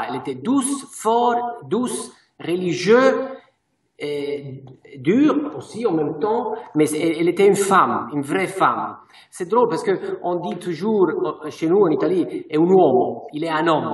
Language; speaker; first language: French; non-native, fluent; Italian